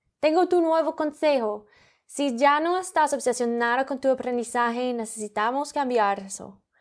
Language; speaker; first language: Spanish; non-native, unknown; English